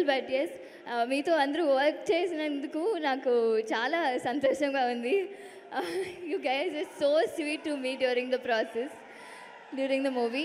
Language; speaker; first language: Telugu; non-native, learner; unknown